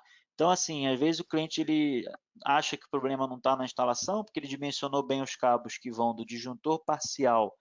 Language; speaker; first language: Portuguese; native; Portuguese